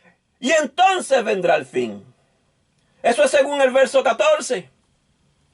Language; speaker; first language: Spanish; native; Spanish